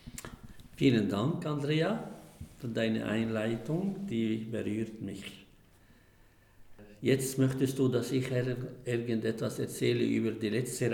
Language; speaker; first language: German; non-native, fluent; Arabic